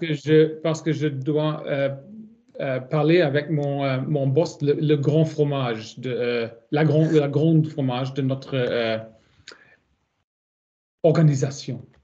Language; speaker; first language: French; non-native, learner; German